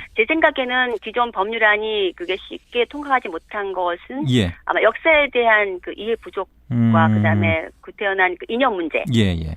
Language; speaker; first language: Korean; native; Korean